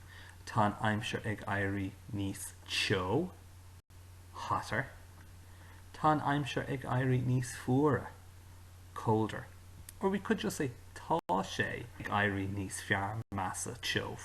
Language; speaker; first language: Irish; non-native, local second language; English